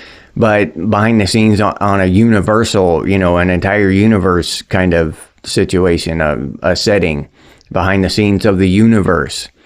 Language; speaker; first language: English; native; English